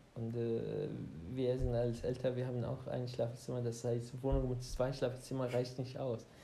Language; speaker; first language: German; non-native, learner; Arabic